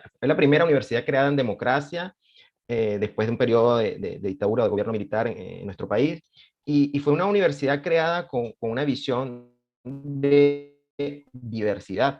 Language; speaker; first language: Spanish; native; Spanish